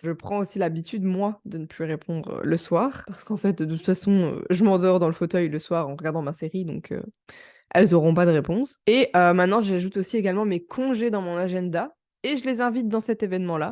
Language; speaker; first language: French; native; French